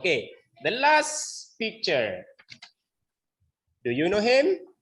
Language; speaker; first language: English; non-native, learner; Indonesian